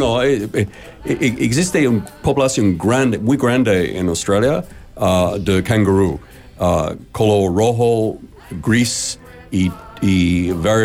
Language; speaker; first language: Spanish; non-native, learner; English